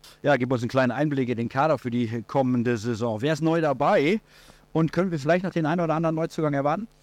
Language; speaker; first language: German; native; German